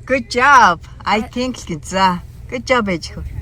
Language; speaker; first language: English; non-native, fluent; Mongolian